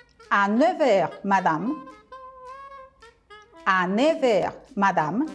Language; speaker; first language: French; non-native, fluent; Spanish